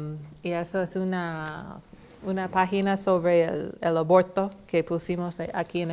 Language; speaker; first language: Spanish; non-native, fluent; English